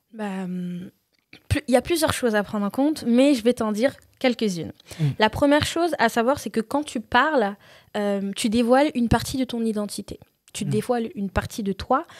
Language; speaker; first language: French; early bilingual, other home language; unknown